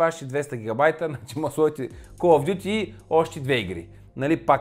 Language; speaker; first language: Bulgarian; native; Bulgarian